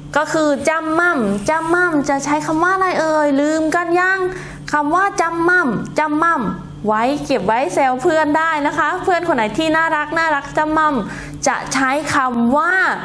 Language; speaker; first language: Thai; non-native, local second language; Northern Khmer